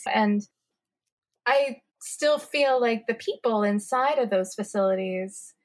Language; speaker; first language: English; native; English